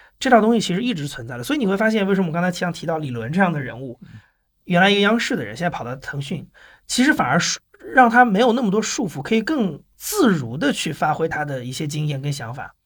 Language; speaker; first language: Chinese; native; Chinese